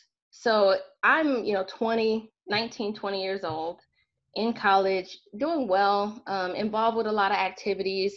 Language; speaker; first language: English; native; English